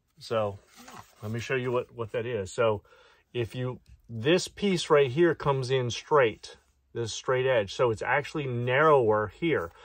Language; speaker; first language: English; native; English